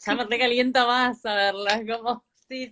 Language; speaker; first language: Spanish; native; Spanish